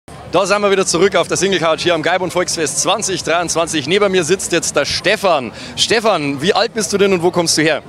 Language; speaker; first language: German; native; German